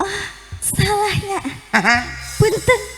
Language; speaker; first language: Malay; non-native, local second language; Sundanese